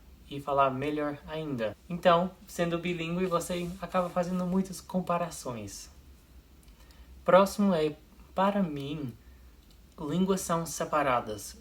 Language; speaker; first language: Portuguese; non-native, fluent; English